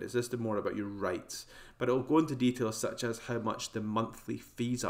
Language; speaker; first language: English; native; English